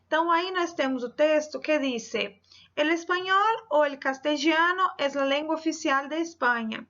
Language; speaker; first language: Spanish; non-native, fluent; Portuguese